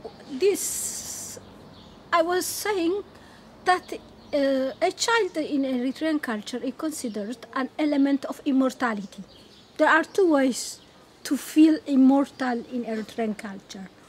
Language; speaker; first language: English; non-native, fluent; Tigrinya